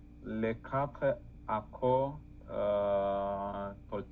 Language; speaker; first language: French; non-native, learner; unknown